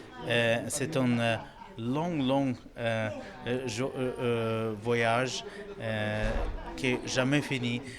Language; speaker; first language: French; non-native, learner; Russian